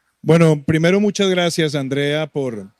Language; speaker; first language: Spanish; native; Spanish